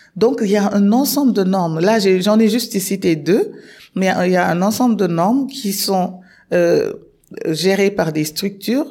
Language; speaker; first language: French; non-native, local second language; Wolof